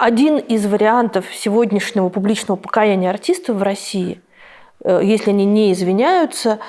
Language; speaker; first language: Russian; native; Russian